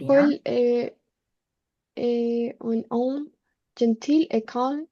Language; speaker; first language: French; non-native, learner; Spanish